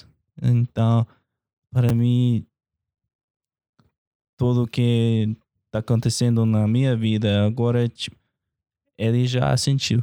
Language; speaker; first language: Portuguese; non-native, learner; English